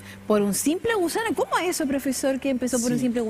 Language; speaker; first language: Spanish; native; Spanish